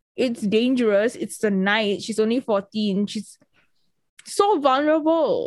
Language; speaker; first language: English; native; English